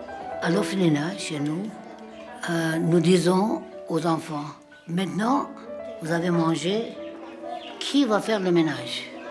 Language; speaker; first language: French; non-native, fluent; Armenian